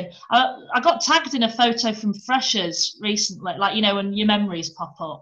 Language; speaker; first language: English; native; English